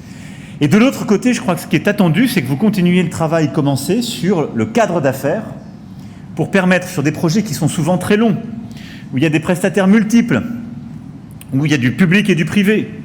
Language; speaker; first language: French; native; French